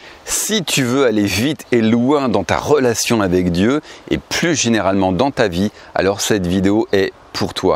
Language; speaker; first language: French; native; French